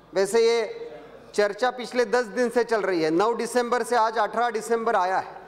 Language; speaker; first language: Hindi; non-native, local second language; Marathi